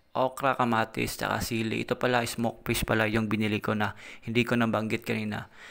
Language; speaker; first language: Filipino; non-native, local second language; Cebuano